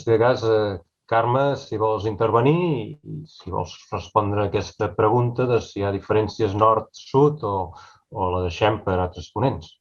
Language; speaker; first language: Catalan; native; Catalan